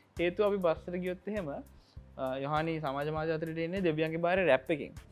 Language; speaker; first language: Sinhala; native; Sinhala